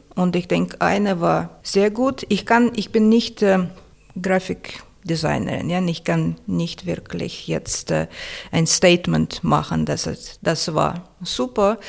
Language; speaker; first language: German; non-native, fluent; Russian